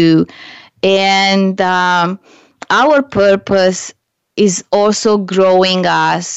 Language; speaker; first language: English; non-native, fluent; Romanian